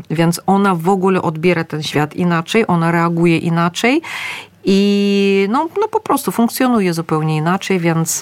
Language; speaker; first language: Polish; early bilingual, other home language; Russian